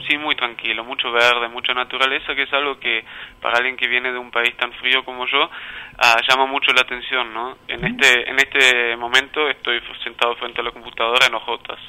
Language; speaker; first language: Spanish; non-native, fluent; German